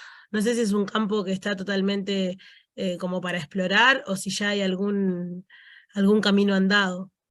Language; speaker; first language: Spanish; native; Spanish